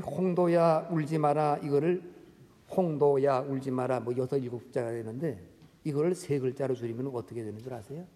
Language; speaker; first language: Korean; native; Korean